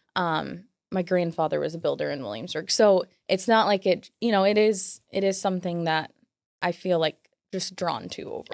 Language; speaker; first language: English; native; English